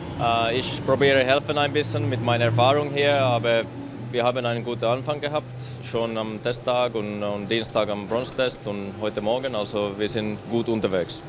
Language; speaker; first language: German; non-native, fluent; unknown